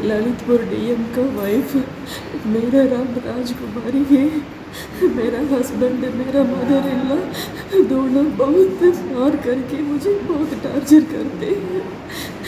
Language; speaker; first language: Hindi; non-native, local second language; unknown